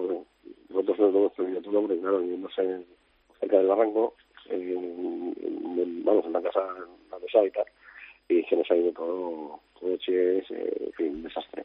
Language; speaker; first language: Spanish; native; Spanish